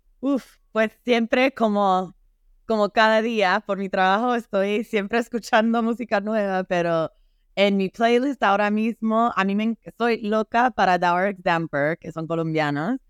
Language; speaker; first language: Spanish; non-native, fluent; English